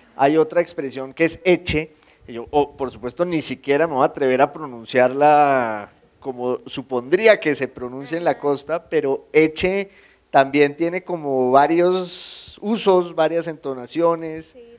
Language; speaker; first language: Spanish; native; Spanish